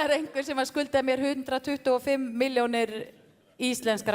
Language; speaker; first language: Icelandic; native; Icelandic